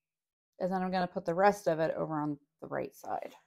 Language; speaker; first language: English; native; English